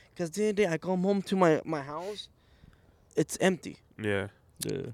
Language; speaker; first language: English; early bilingual, other home language; Spanish